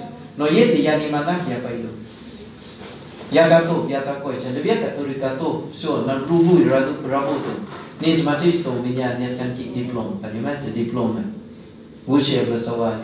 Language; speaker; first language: Russian; non-native, learner; Thai